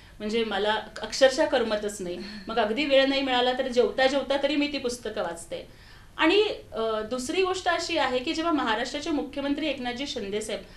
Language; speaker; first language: Marathi; non-native, local second language; Telugu